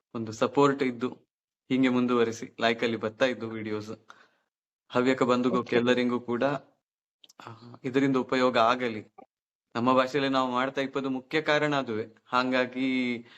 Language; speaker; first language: Kannada; native; Kannada